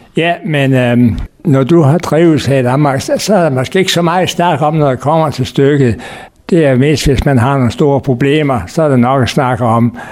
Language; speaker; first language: Danish; native; Danish